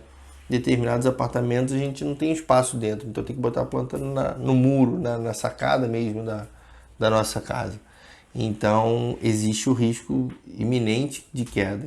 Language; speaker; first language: Portuguese; native; Portuguese